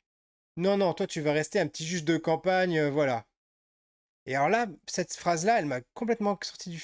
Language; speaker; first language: French; native; French